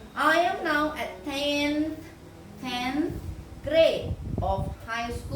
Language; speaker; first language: English; non-native, fluent; Indonesian